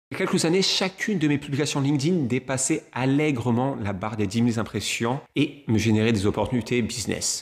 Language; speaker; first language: French; native; French